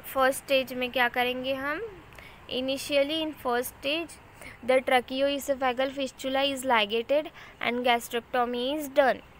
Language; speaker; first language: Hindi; non-native, local second language; Marathi